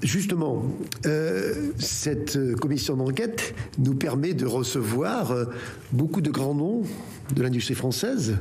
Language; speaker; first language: French; native; French